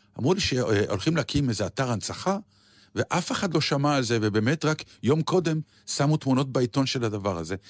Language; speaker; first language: Hebrew; native; Hebrew